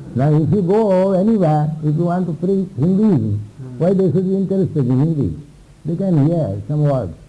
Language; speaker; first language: English; non-native, local second language; Hindi